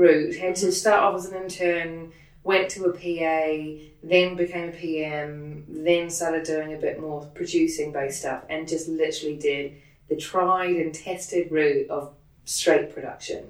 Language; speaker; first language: English; native; English